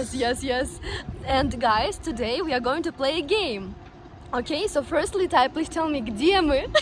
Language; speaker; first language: English; non-native, fluent; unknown